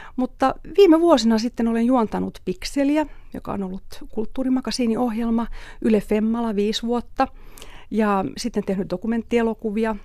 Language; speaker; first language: Finnish; native; Finnish